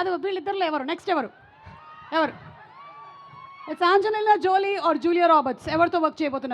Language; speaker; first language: Telugu; native; Telugu